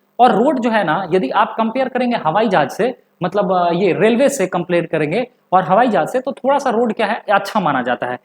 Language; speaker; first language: Hindi; native; Hindi